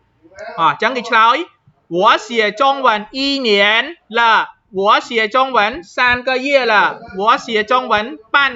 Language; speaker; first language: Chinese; non-native, fluent; Khmer